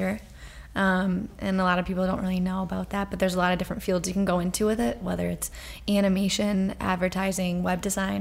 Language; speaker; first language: English; native; English